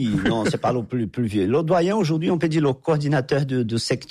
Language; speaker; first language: French; non-native, fluent; Portuguese